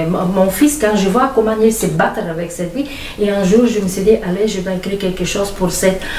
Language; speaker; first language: French; non-native, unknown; Bulgarian